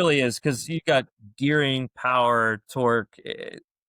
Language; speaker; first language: English; native; English